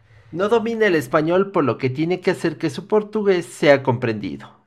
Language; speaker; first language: Spanish; native; Spanish